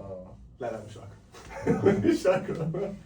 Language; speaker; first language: Arabic; native; Arabic